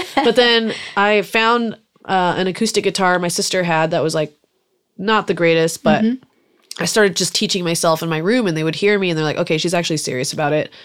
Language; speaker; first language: English; early bilingual, other home language; German